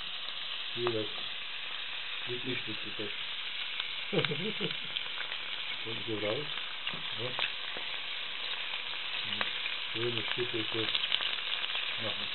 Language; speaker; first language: German; non-native, fluent; Italian